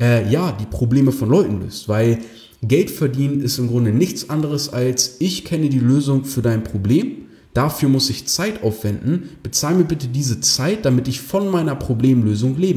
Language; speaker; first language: German; native; German